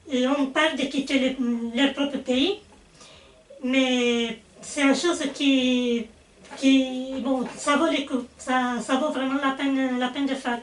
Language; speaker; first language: French; non-native, fluent; Italian